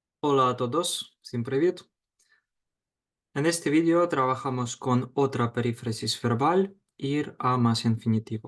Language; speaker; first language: Spanish; non-native, fluent; Ukrainian